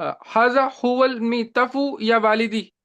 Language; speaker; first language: Arabic; non-native, learner; Urdu